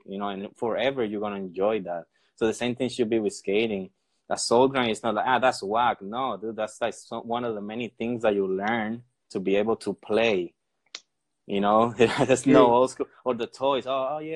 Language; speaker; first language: English; non-native, fluent; Spanish